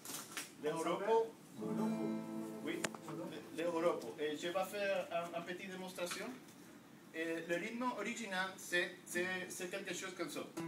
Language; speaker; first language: French; non-native, learner; Spanish